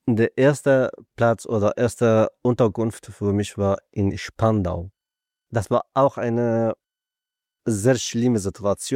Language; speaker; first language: German; non-native, learner; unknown